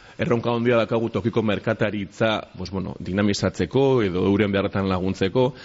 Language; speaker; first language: Basque; non-native, local second language; Spanish